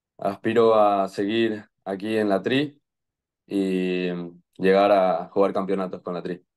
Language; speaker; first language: Spanish; native; Spanish